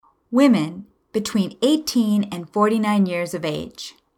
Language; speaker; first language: English; native; English